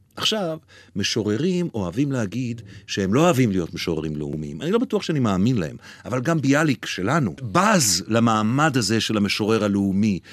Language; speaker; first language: Hebrew; native; Hebrew